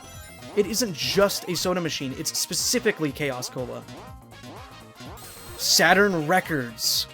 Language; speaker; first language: English; native; English